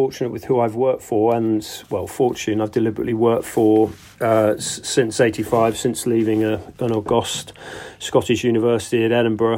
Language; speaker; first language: English; native; English